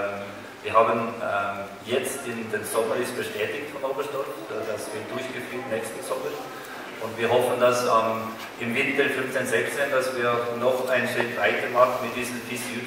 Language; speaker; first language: German; non-native, fluent; Norwegian